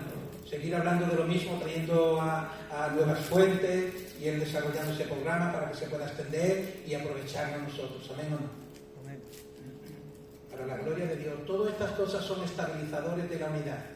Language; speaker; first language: Spanish; native; Spanish